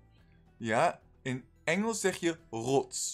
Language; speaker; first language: Dutch; non-native, fluent; English